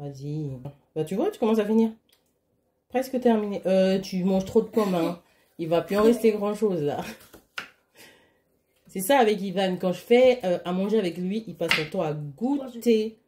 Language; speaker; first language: French; native; French